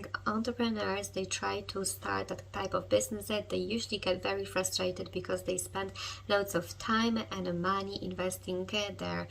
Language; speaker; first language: English; non-native, fluent; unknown